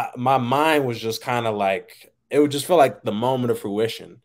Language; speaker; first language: English; native; English